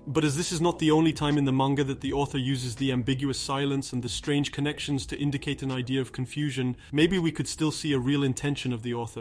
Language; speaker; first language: English; non-native, fluent; French